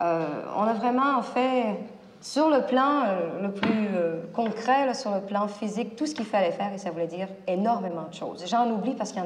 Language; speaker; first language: French; native; French